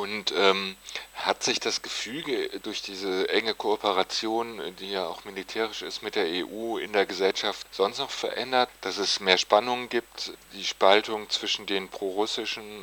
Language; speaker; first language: German; native; German